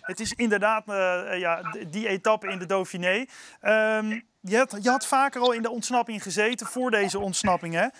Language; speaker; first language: Dutch; native; Dutch